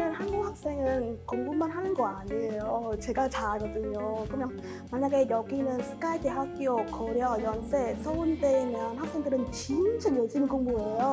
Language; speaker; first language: Korean; non-native, fluent; Vietnamese